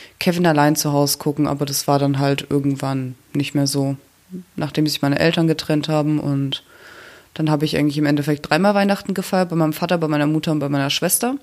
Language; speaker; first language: German; early bilingual, other home language; Russian